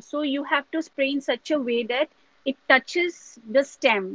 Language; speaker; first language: English; non-native, local second language; Assamese